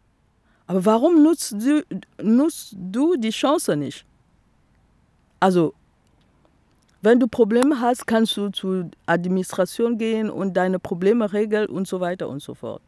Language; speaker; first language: German; non-native, fluent; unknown